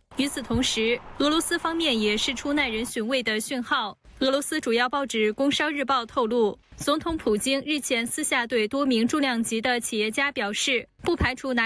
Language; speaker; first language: Chinese; native; Chinese